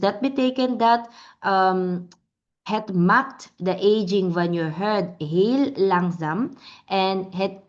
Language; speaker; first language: Dutch; non-native, learner; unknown